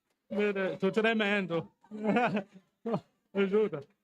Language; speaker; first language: Portuguese; non-native, fluent; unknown